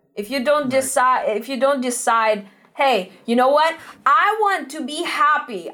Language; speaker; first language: English; non-native, fluent; Russian